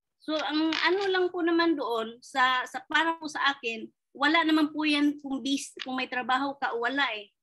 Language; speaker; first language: Filipino; non-native, local second language; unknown